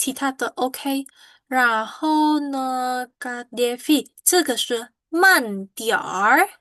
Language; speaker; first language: Chinese; non-native, fluent; Indonesian